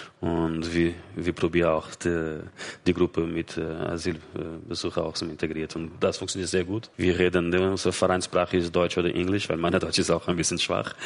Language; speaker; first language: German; non-native, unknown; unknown